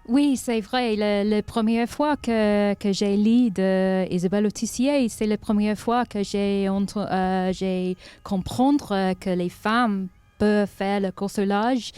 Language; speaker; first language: French; non-native, learner; English